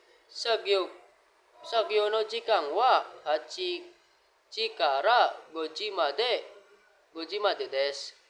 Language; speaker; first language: Japanese; non-native, learner; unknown